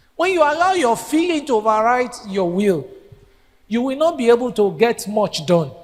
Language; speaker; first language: English; non-native, local second language; Yoruba